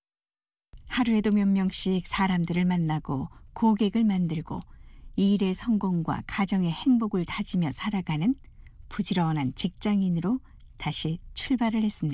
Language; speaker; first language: Korean; native; Korean